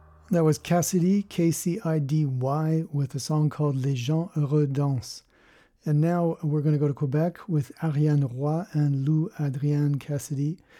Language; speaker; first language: English; native; English